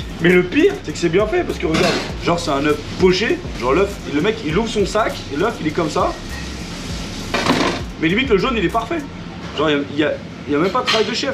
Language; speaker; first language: French; native; French